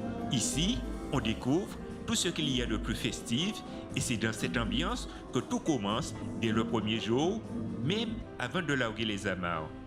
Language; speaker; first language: French; native; French